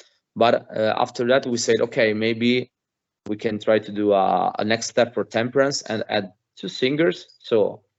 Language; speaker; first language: English; non-native, fluent; Italian